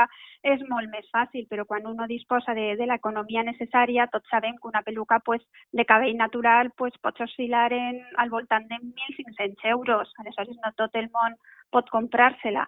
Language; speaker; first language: Catalan; native; Catalan